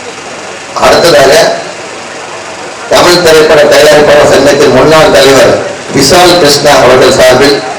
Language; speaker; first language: Tamil; native; Tamil